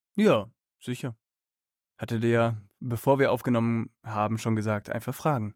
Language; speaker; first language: German; native; German